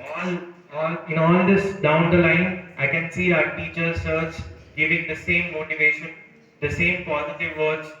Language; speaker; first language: English; non-native, local second language; Telugu